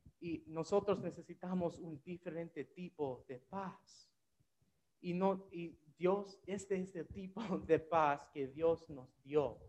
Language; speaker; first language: Spanish; non-native, learner; English